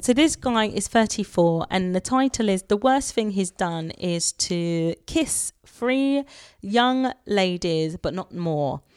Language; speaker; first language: English; native; English